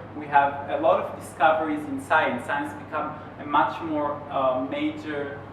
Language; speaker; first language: English; non-native, fluent; Hebrew